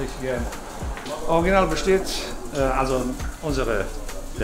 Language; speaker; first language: German; early bilingual, other home language; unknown